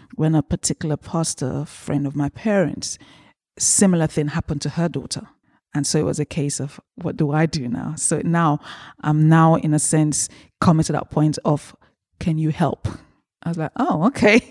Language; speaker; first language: English; early bilingual, other home language; Yoruba